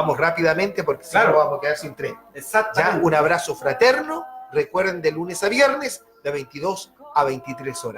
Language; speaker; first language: Spanish; native; Spanish